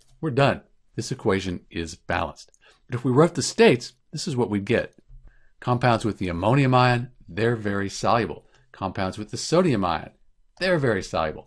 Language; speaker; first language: English; native; English